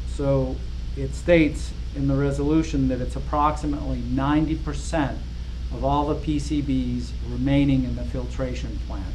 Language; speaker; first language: English; native; English